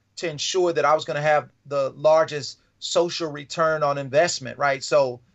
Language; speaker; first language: English; native; English